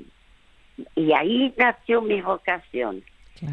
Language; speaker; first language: Spanish; non-native, fluent; French